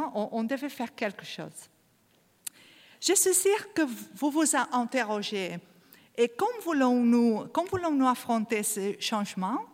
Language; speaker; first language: French; non-native, learner; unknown